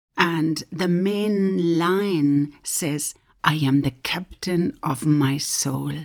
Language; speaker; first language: English; non-native, fluent; German